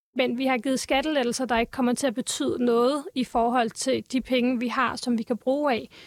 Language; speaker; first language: Danish; early bilingual, other home language; Turkish